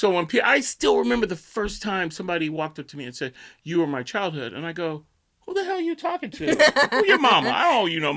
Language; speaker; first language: English; native; English